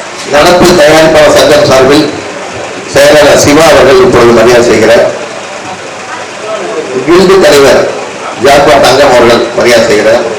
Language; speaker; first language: Tamil; native; Tamil